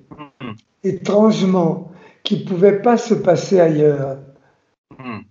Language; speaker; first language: French; early bilingual, other home language; Italian